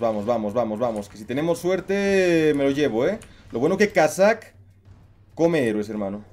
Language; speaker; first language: Spanish; native; Spanish